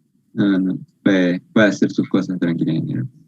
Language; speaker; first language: Spanish; native; Spanish